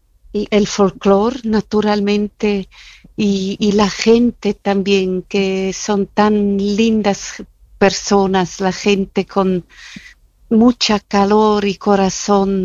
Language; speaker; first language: Spanish; non-native, fluent; German